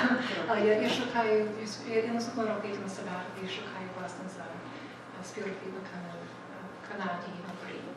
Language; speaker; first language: Ukrainian; early bilingual, heritage; Ukrainian